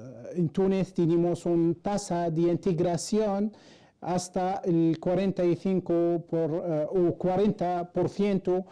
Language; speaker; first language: Spanish; non-native, fluent; Arabic